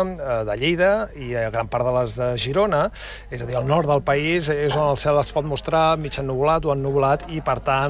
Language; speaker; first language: Catalan; native; Catalan